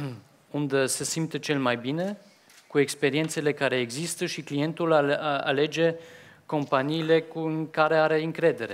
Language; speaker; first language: Romanian; non-native, fluent; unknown